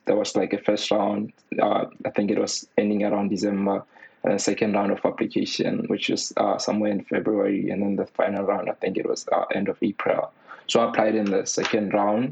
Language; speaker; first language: English; non-native, local second language; Tswana